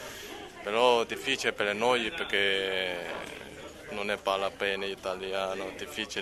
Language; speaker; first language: Italian; non-native, learner; Chinese